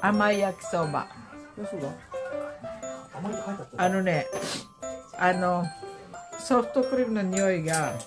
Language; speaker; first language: Japanese; non-native, fluent; Filipino